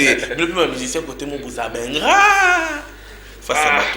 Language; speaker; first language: French; non-native, local second language; Lingala